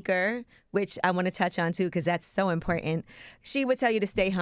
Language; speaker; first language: English; native; English